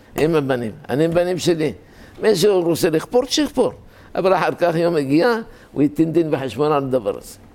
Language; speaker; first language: Hebrew; native; Hebrew